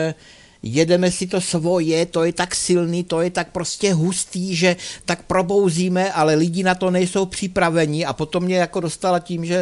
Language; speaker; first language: Czech; native; Czech